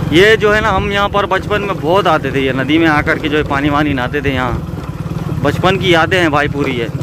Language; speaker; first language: Hindi; non-native, local second language; Urdu